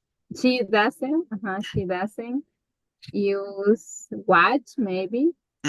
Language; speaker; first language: English; non-native, learner; Spanish